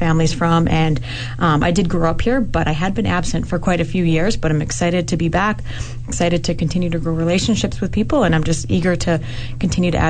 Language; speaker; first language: English; native; English